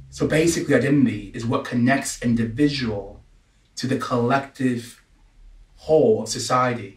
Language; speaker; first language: English; native; English